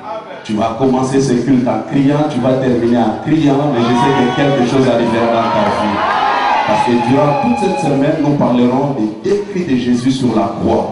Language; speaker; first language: French; non-native, local second language; Lingala